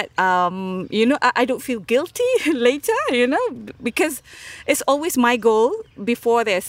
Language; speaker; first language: English; non-native, local second language; Malay